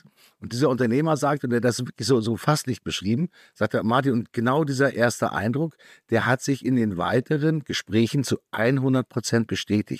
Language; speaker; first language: German; native; German